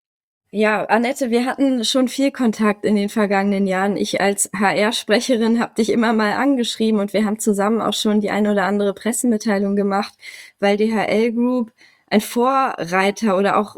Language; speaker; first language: German; native; German